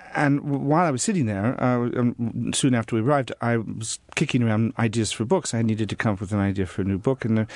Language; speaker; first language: English; native; English